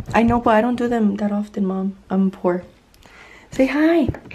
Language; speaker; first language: English; early bilingual, other home language; Spanish